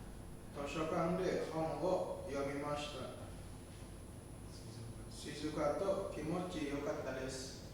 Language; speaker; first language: Japanese; non-native, learner; Indonesian